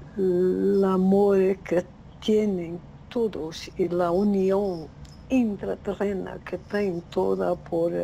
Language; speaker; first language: Spanish; non-native, learner; Portuguese